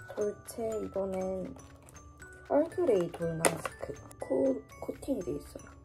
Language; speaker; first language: Korean; native; Korean